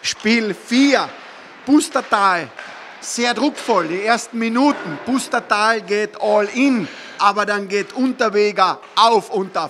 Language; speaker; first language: German; native; German